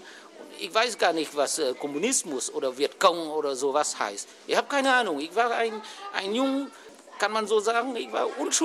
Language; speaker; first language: German; non-native, learner; Vietnamese